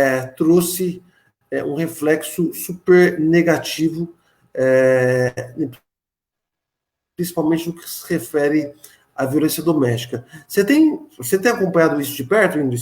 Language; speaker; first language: Portuguese; native; Portuguese